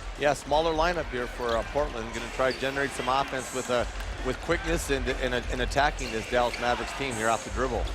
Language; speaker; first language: English; native; English